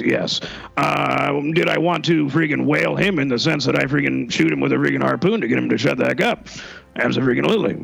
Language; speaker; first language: English; native; English